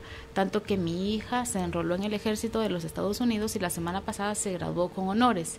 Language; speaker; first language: Spanish; native; Spanish